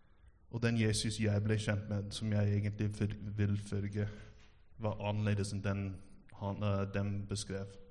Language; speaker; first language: Norwegian; non-native, fluent; English